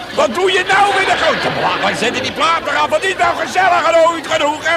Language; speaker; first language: Dutch; native; Dutch